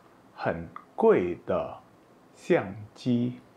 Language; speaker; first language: Chinese; non-native, fluent; Indonesian